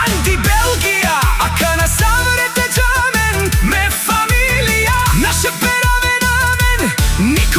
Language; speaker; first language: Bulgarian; non-native, local second language; Romany